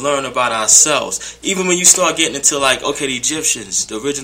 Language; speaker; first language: English; native; English